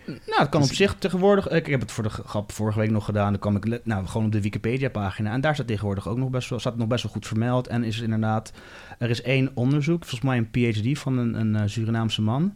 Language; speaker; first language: Dutch; native; Dutch